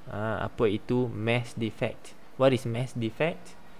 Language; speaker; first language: English; non-native, local second language; Malay